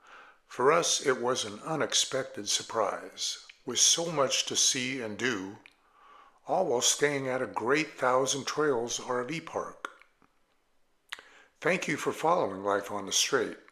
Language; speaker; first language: English; native; English